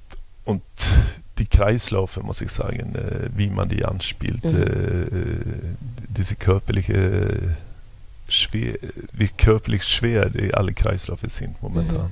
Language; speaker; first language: German; non-native, fluent; Swedish